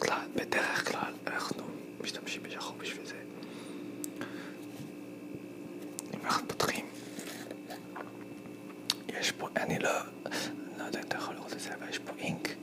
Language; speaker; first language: Hebrew; non-native, fluent; English